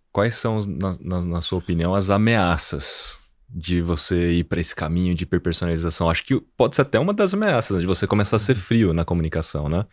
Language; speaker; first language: Portuguese; native; Portuguese